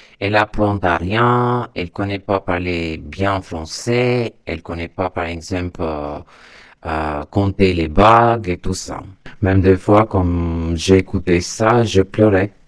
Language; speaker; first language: French; non-native, learner; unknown